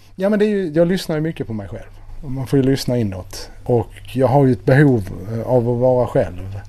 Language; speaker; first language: Swedish; native; Swedish